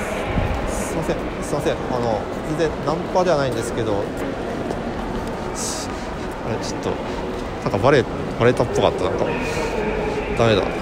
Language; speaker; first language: Japanese; native; Japanese